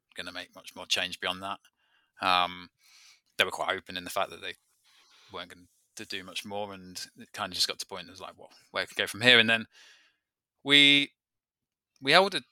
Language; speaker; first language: English; native; English